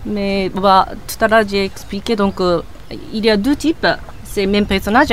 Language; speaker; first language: French; non-native, learner; Japanese